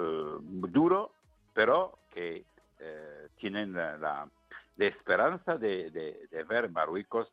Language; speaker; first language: Spanish; non-native, fluent; Arabic